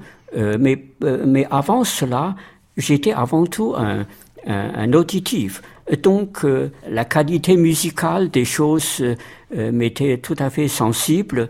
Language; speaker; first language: French; non-native, fluent; Chinese